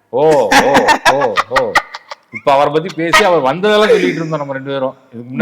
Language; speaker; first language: Tamil; native; Tamil